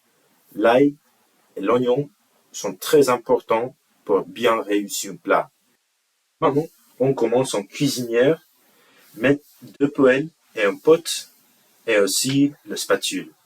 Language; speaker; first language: French; non-native, learner; English